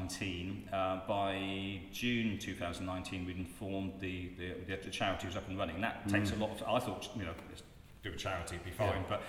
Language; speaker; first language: English; native; English